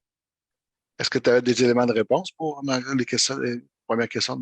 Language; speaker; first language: French; native; French